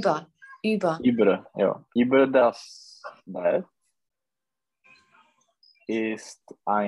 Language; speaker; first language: German; non-native, learner; Czech